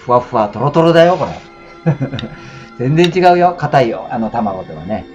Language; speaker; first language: Japanese; native; Japanese